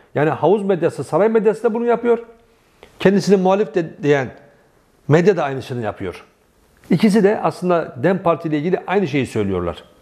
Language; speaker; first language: Turkish; native; Turkish